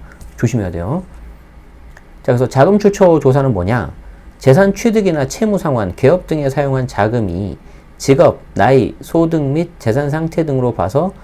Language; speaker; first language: Korean; native; Korean